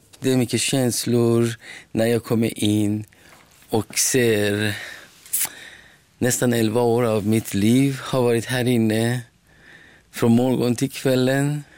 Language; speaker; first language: Swedish; non-native, fluent; Persian